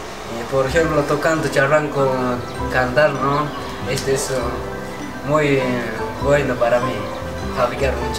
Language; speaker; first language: Spanish; non-native, local second language; Quechua